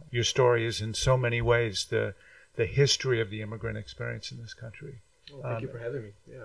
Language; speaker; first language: English; early bilingual, other home language; Spanish